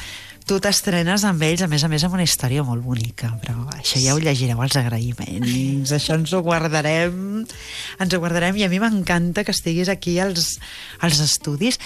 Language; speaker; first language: Catalan; native; Catalan